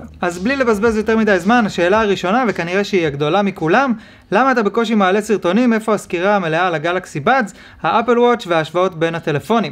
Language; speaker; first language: Hebrew; native; Hebrew